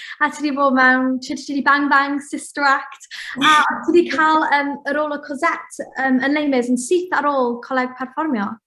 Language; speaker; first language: Welsh; native; Welsh